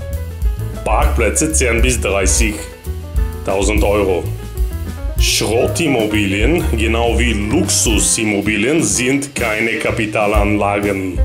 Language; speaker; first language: German; non-native, fluent; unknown